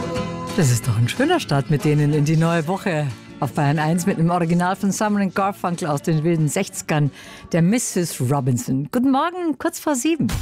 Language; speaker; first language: German; native; German